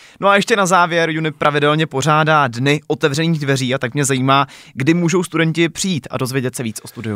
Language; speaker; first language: Czech; native; Czech